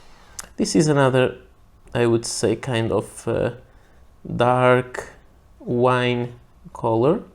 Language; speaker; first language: English; non-native, fluent; Portuguese